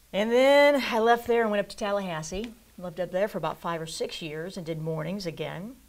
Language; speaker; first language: English; native; English